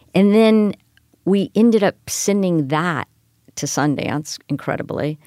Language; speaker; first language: English; native; English